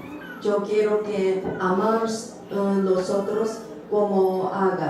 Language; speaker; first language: Spanish; non-native, learner; Korean